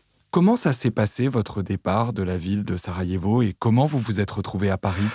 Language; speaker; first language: French; native; French